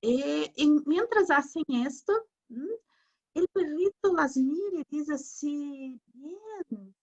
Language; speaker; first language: Spanish; non-native, learner; Portuguese